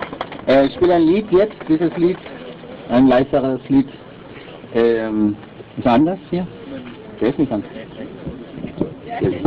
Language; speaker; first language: German; non-native, learner; Spanish